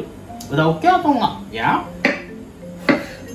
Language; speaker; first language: Indonesian; non-native, learner; Japanese